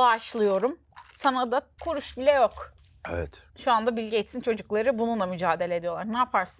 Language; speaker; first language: Turkish; native; Turkish